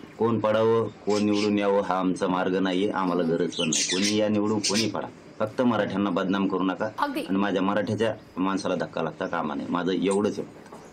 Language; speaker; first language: Marathi; native; Marathi